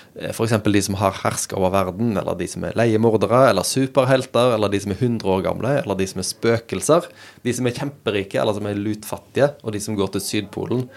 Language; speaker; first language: Norwegian; native; Norwegian